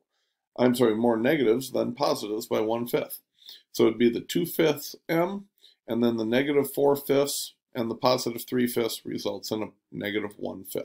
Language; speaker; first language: English; native; English